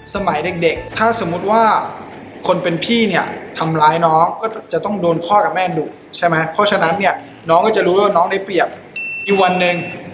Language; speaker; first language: Thai; early bilingual, other home language; French